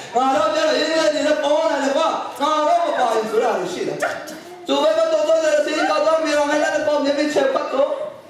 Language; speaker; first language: Burmese; non-native, local second language; Hakha Chin